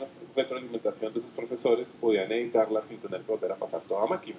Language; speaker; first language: Spanish; native; Spanish